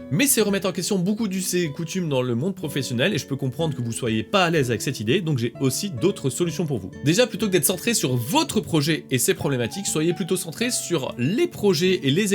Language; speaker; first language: French; native; French